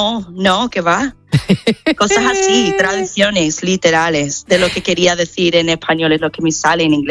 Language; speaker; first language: Spanish; non-native, fluent; English